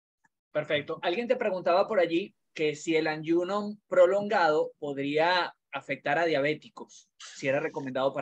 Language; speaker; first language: Spanish; native; Spanish